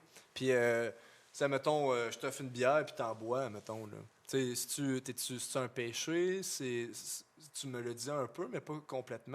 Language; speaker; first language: French; native; French